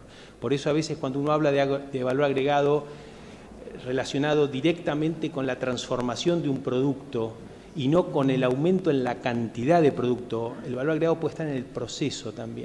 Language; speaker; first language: Spanish; native; Spanish